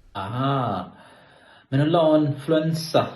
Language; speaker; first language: Finnish; non-native, learner; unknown